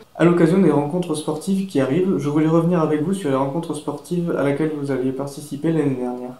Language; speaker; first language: French; native; French